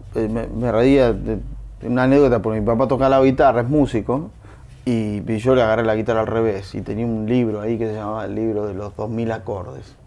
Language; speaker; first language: Spanish; native; Spanish